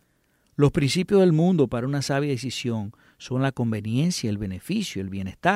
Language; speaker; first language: Spanish; native; Spanish